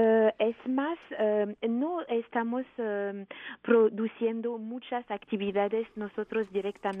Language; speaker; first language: Spanish; non-native, fluent; French